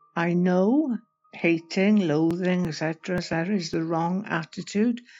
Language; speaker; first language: English; native; English